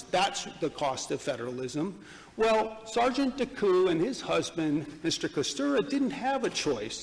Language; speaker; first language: English; native; English